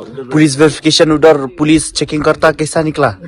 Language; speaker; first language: Hindi; non-native, local second language; Khasi